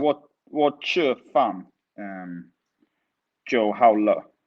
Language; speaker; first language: Chinese; non-native, learner; Swedish